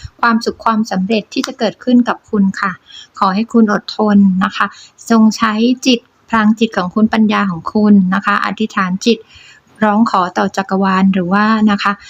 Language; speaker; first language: Thai; native; Thai